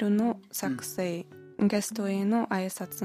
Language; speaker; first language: Japanese; non-native, learner; German